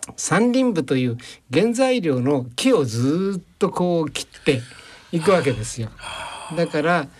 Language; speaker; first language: Japanese; native; Japanese